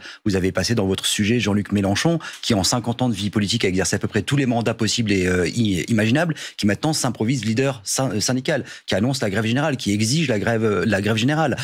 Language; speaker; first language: French; native; French